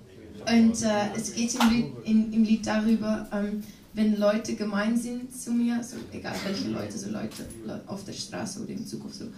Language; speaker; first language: German; non-native, learner; Dutch